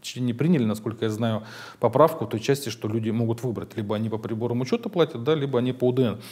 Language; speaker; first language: Russian; native; Russian